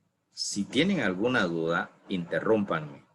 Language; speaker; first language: Spanish; native; Spanish